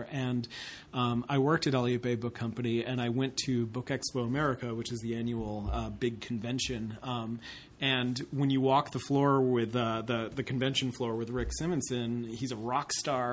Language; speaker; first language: English; native; English